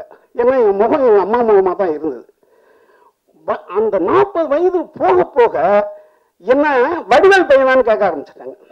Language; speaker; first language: Tamil; native; Tamil